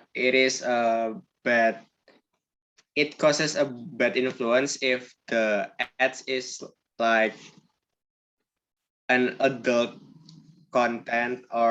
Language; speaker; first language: English; non-native, learner; Indonesian